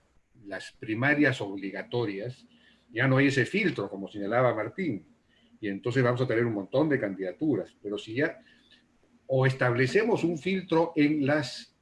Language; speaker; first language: Spanish; native; Spanish